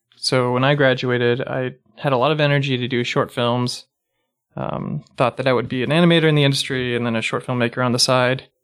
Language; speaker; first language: English; native; English